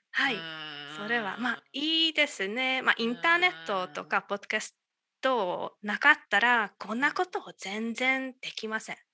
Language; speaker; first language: Japanese; non-native, fluent; Hungarian